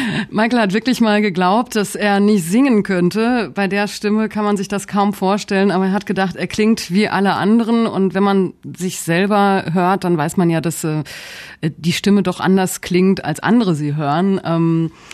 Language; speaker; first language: German; native; German